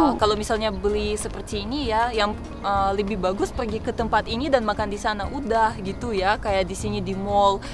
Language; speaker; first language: Indonesian; non-native, fluent; Russian